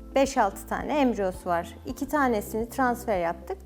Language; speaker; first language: Turkish; native; Turkish